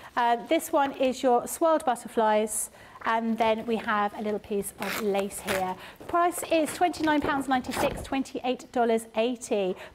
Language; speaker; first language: English; native; English